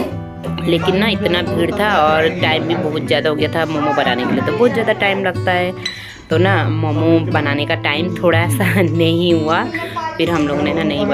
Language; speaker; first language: Hindi; native; Hindi